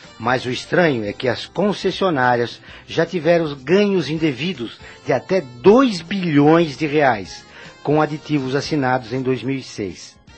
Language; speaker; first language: Portuguese; native; Portuguese